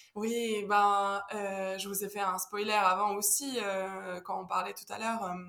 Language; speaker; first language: French; early bilingual, heritage; Spanish